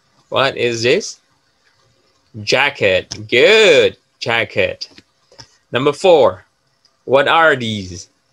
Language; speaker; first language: English; non-native, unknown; Indonesian